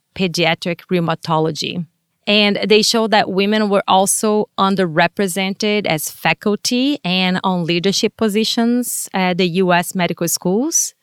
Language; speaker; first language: English; non-native, fluent; Portuguese